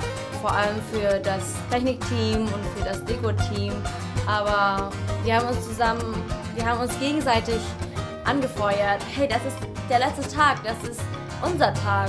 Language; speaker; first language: German; non-native, fluent; Indonesian